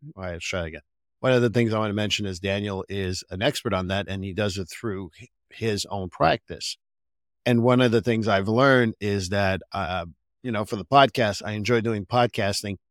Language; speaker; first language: English; non-native, fluent; French